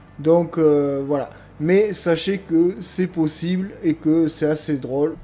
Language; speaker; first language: French; native; French